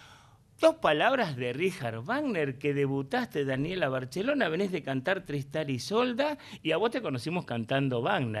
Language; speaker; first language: Spanish; native; Spanish